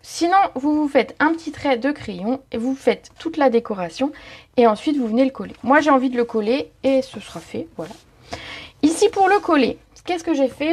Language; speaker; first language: French; native; French